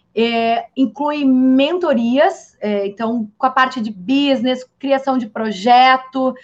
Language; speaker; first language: Portuguese; native; Portuguese